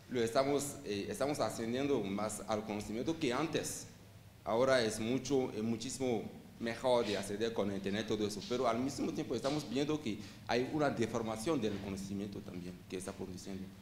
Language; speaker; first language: Spanish; non-native, fluent; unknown